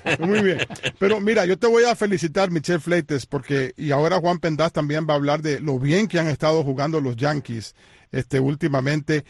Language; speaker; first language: Spanish; native; Spanish